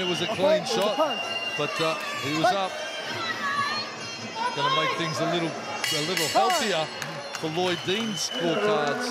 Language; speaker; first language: English; native; English